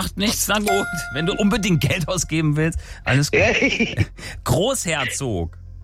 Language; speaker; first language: German; native; German